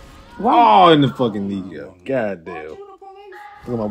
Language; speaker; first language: English; native; English